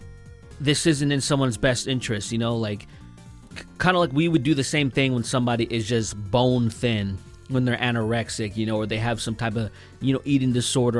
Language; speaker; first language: English; native; English